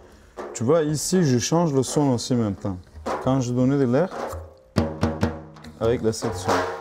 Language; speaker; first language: French; non-native, learner; Kurdish